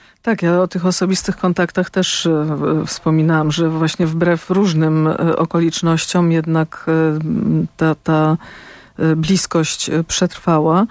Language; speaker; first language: Polish; native; Polish